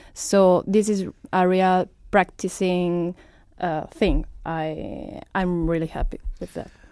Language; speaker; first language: English; non-native, learner; Italian